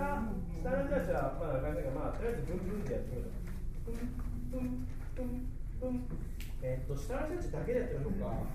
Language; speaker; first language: Japanese; native; Japanese